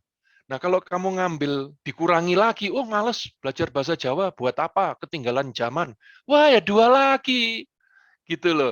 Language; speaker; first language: Indonesian; non-native, fluent; German